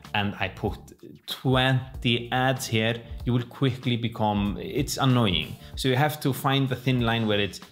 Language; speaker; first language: English; non-native, fluent; Icelandic